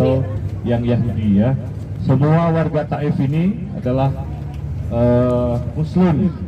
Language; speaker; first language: Indonesian; native; Indonesian